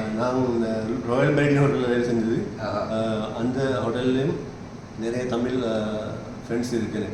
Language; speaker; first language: Tamil; non-native, local second language; Sinhala